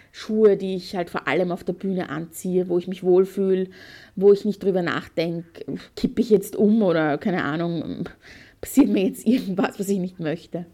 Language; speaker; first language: German; native; German